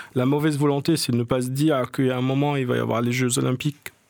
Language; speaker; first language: French; native; French